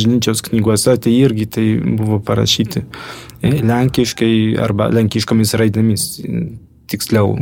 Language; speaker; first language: Lithuanian; early bilingual, heritage; Lithuanian